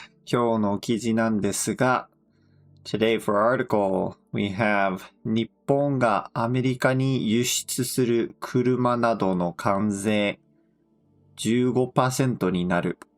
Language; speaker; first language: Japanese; non-native, fluent; English